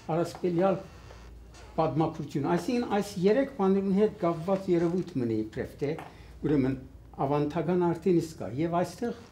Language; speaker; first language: Armenian; early bilingual, heritage; Armenian